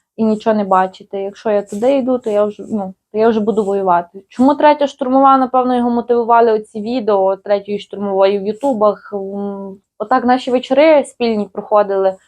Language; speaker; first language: Ukrainian; native; Ukrainian